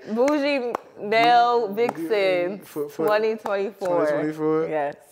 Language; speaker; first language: English; native; English